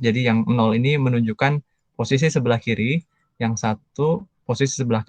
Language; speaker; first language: Indonesian; native; Indonesian